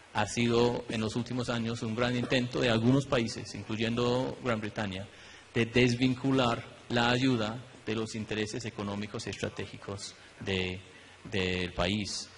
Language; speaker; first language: Spanish; non-native, fluent; English